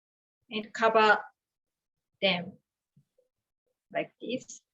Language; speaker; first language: English; non-native, learner; Japanese